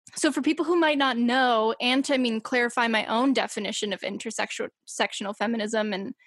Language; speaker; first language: English; native; English